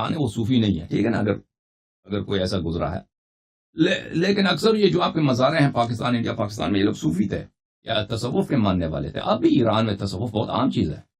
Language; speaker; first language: Urdu; non-native, fluent; Persian